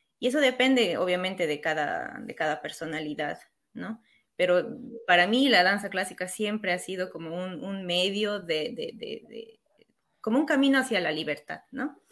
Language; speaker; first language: Spanish; native; Spanish